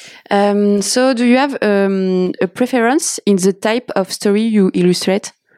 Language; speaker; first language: English; non-native, learner; French